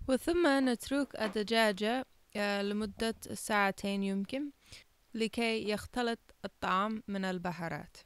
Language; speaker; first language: Arabic; non-native, learner; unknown